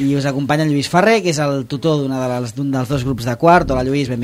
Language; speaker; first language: Catalan; native; Catalan